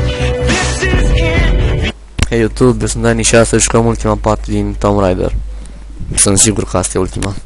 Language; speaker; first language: Romanian; native; Romanian